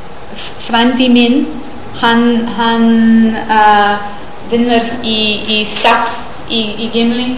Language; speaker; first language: Icelandic; non-native, learner; English